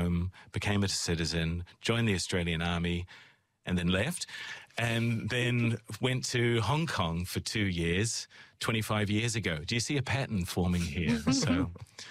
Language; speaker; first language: English; native; English